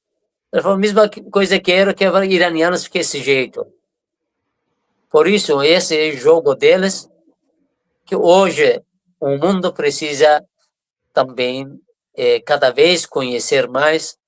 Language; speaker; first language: Portuguese; non-native, fluent; Persian